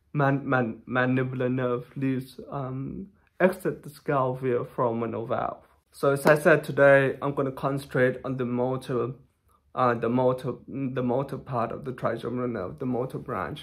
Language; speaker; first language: English; non-native, fluent; Thai